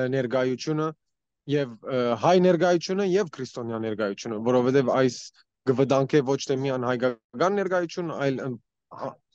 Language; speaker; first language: Armenian; early bilingual, heritage; Armenian